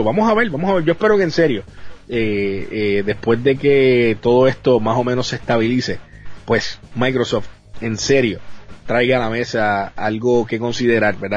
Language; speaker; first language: Spanish; native; Spanish